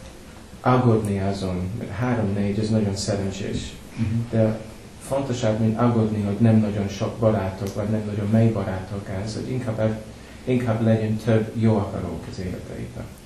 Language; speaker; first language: Hungarian; non-native, learner; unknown